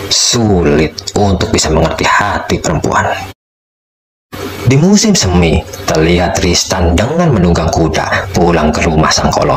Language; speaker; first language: Indonesian; native; Indonesian